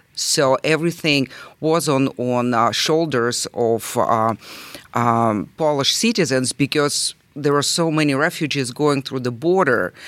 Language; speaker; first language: English; non-native, fluent; Russian